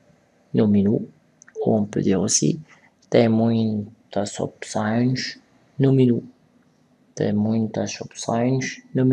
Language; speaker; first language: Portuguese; non-native, fluent; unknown